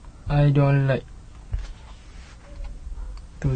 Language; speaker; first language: English; non-native, learner; Malay